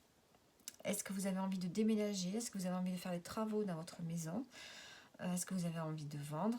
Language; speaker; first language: French; native; French